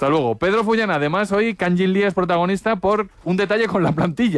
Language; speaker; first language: Spanish; native; Spanish